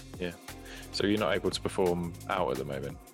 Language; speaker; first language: English; native; English